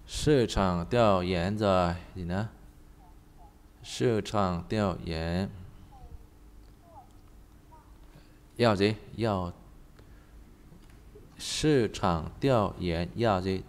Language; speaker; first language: Chinese; non-native, fluent; Vietnamese